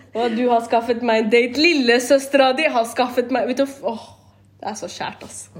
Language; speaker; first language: Norwegian; early bilingual, other home language; Kurdish